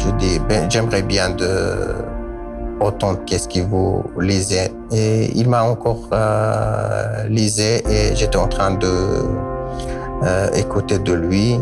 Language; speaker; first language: French; non-native, learner; Kurdish